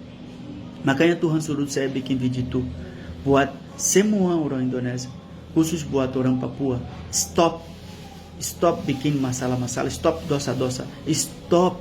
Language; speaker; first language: Indonesian; non-native, learner; Portuguese